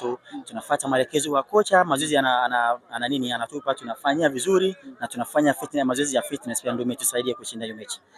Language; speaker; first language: Swahili; non-native, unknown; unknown